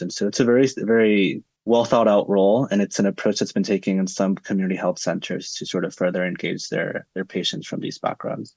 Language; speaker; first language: English; early bilingual, other home language; Spanish